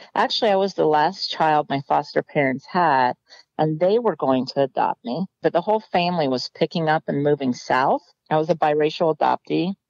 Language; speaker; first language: English; native; English